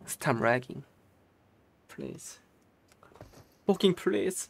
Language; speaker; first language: English; non-native, learner; Korean